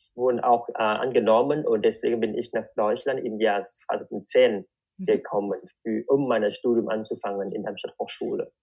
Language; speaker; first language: German; non-native, fluent; Vietnamese